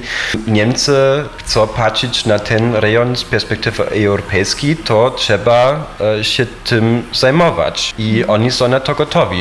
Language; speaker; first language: Polish; non-native, fluent; German